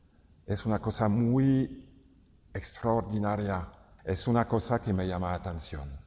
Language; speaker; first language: Spanish; non-native, learner; French